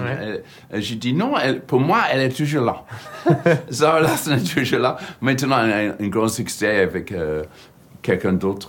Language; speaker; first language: French; non-native, fluent; English